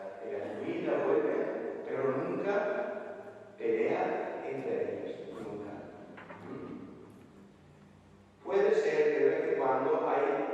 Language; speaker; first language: Spanish; non-native, fluent; Italian